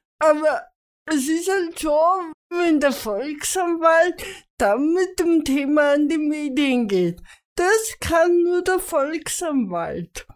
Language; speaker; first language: German; native; German